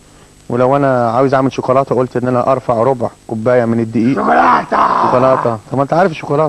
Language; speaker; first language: Arabic; native; Arabic